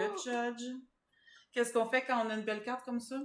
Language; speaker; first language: French; native; French